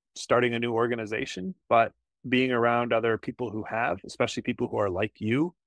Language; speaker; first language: English; native; English